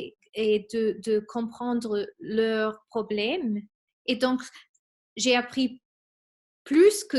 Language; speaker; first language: French; non-native, fluent; Spanish